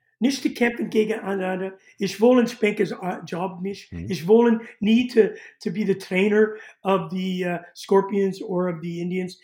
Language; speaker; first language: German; non-native, learner; English